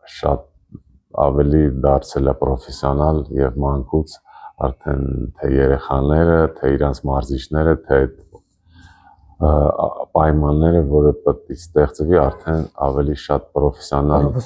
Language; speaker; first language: Armenian; non-native, local second language; Russian